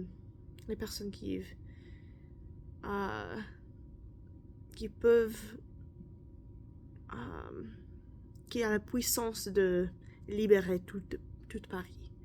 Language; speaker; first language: French; non-native, learner; English